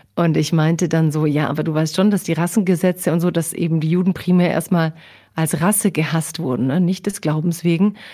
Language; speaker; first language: German; early bilingual, other home language; Croatian